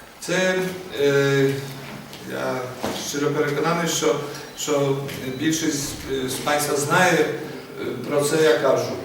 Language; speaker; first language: Polish; non-native, learner; Ukrainian